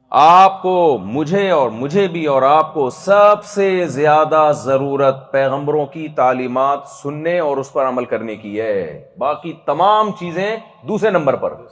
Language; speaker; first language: Urdu; native; Urdu